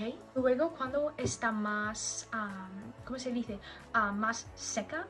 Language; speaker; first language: Spanish; non-native, learner; English